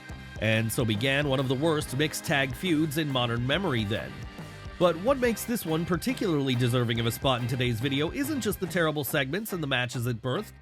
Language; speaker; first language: English; native; English